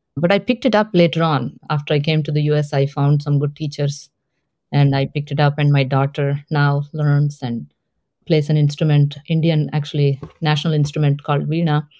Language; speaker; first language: English; non-native, local second language; Telugu